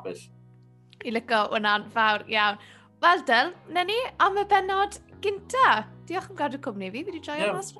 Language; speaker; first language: Welsh; native; Welsh